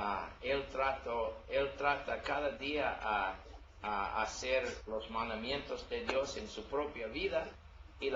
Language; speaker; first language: Spanish; non-native, learner; English